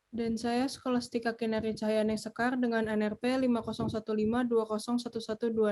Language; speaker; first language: Indonesian; native; Indonesian